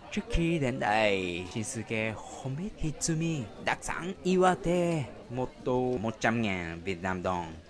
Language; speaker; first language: Vietnamese; non-native, learner; Japanese